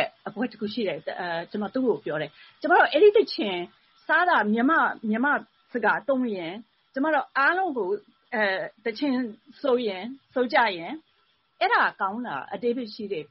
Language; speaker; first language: Burmese; non-native, fluent; English